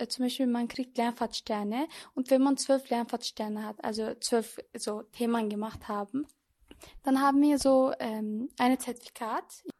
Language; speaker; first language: German; non-native, local second language; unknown